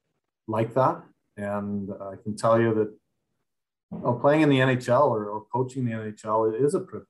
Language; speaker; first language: English; native; English